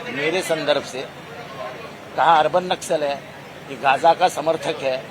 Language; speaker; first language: Hindi; non-native, local second language; Marathi